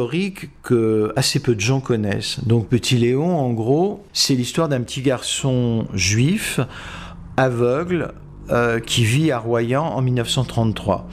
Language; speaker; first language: French; native; French